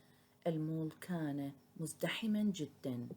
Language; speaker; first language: Arabic; native; Arabic